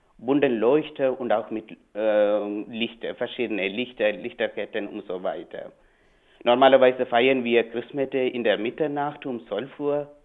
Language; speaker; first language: German; non-native, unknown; Malayalam